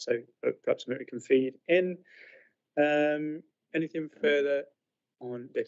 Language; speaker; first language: English; native; English